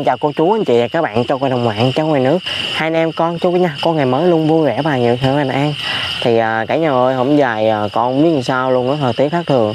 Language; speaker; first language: Vietnamese; native; Vietnamese